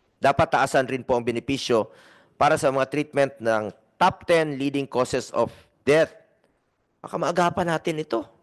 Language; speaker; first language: Filipino; native; Filipino